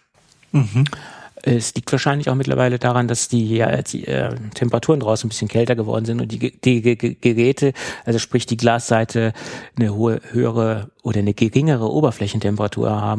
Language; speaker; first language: German; native; German